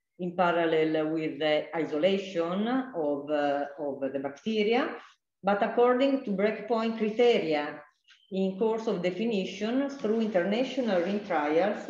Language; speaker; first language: English; non-native, fluent; Italian